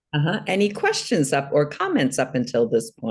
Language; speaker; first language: English; native; English